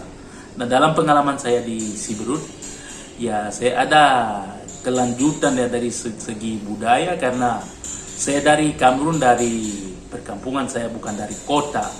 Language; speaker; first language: Indonesian; non-native, learner; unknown